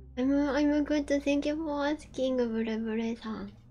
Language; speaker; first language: English; non-native, learner; Japanese